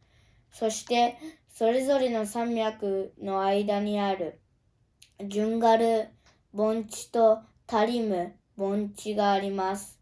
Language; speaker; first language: Japanese; early bilingual, other home language; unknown